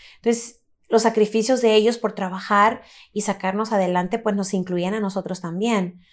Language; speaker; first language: Spanish; early bilingual, heritage; Spanish